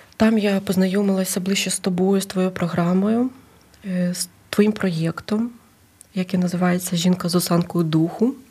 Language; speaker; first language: Ukrainian; native; Ukrainian